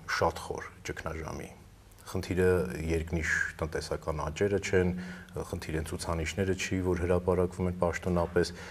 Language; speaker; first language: Armenian; native; Armenian